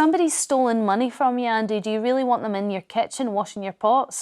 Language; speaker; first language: English; native; English